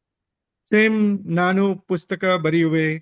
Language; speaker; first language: Kannada; non-native, learner; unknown